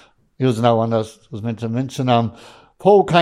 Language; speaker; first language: English; native; English